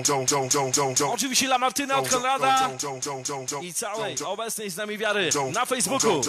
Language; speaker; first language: Polish; native; Polish